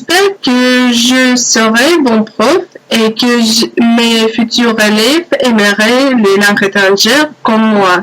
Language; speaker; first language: French; non-native, learner; Russian